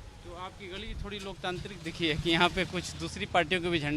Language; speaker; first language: Hindi; native; Hindi